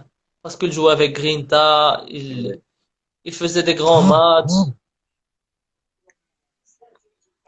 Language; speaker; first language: French; non-native, local second language; Arabic